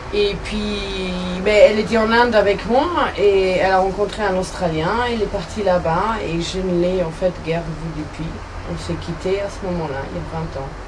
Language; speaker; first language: French; non-native, fluent; German